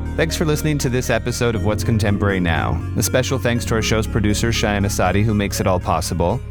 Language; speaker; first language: English; native; English